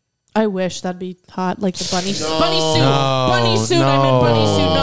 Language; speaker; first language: English; native; English